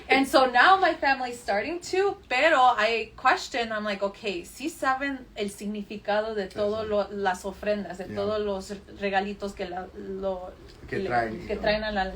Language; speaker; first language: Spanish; early bilingual, heritage; Spanish